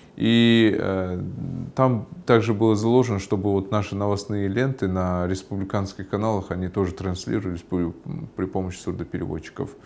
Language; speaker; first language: Russian; non-native, local second language; Kyrgyz